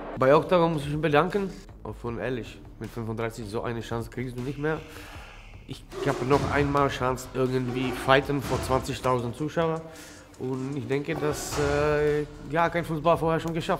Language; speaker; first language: German; non-native, learner; Czech